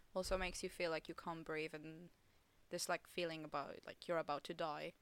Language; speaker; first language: English; non-native, fluent; Polish